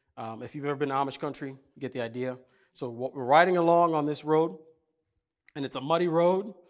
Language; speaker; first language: English; early bilingual, other home language; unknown